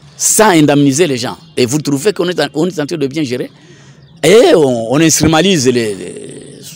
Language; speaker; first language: French; non-native, local second language; Swahili